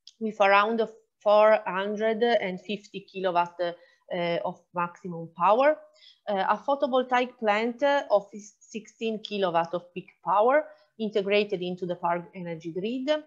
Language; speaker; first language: English; non-native, fluent; Italian